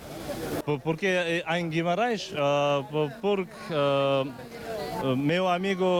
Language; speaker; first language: Portuguese; non-native, learner; Uzbek